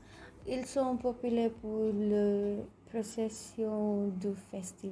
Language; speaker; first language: French; non-native, fluent; Konkani